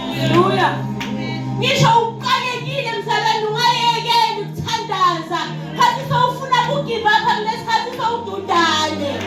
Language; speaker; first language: Zulu; non-native, local second language; Swati